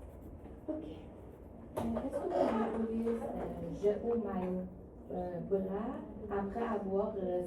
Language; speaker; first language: French; non-native, learner; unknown